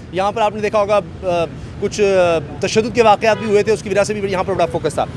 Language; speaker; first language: Urdu; native; Urdu